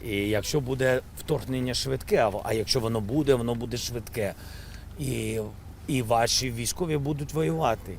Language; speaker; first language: Ukrainian; non-native, local second language; Russian